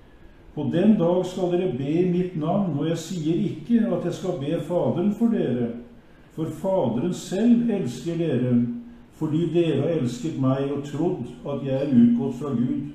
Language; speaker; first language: Norwegian; native; Norwegian